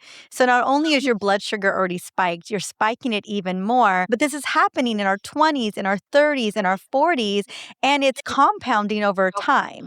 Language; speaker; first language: English; native; English